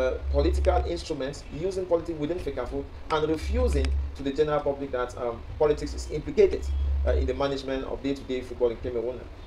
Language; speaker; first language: English; non-native, local second language; French